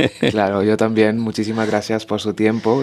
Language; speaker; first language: Spanish; non-native, learner; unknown